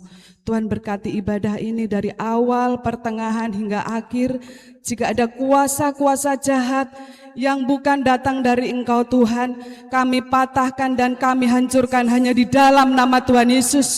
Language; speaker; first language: Indonesian; native; Indonesian